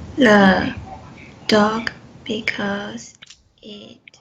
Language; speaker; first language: English; non-native, learner; Chinese